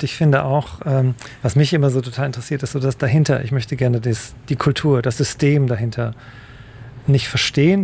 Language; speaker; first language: German; native; German